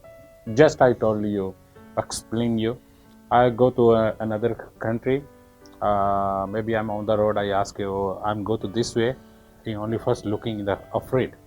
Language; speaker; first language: English; non-native, learner; Urdu